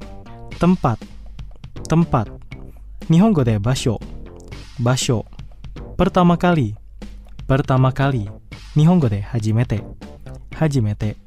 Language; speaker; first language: Japanese; non-native, fluent; Indonesian